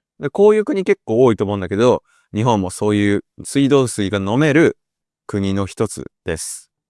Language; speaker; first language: Japanese; native; Japanese